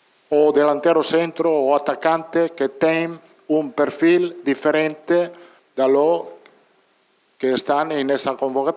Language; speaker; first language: Spanish; non-native, fluent; Italian